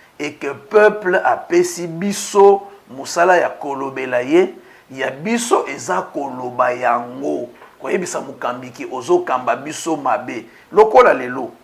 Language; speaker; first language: Lingala; non-native, local second language; Luba-Lulua